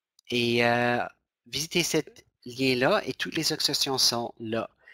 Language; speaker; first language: French; non-native, fluent; English